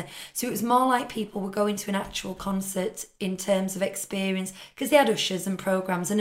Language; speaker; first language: English; native; English